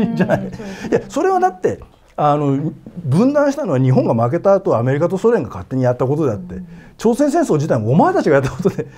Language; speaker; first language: Japanese; native; Japanese